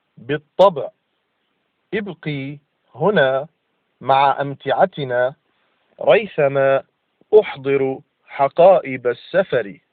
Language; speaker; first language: Arabic; non-native, fluent; English